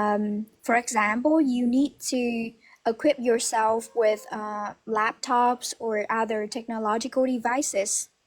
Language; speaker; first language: English; non-native, fluent; Vietnamese